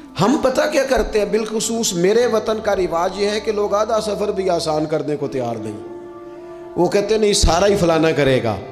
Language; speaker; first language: Urdu; native; Urdu